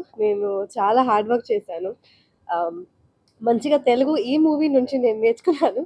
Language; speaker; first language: Telugu; non-native, learner; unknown